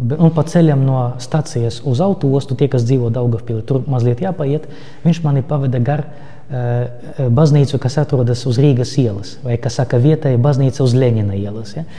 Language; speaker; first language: Latvian; non-native, local second language; Russian